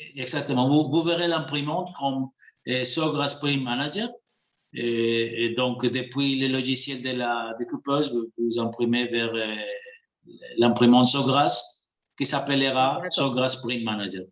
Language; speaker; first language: French; non-native, fluent; Spanish